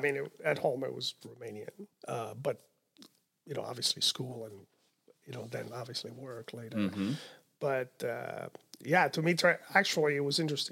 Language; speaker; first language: English; non-native, fluent; Romanian